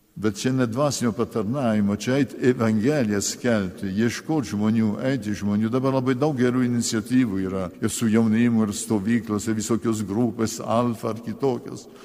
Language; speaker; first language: Lithuanian; early bilingual, heritage; Lithuanian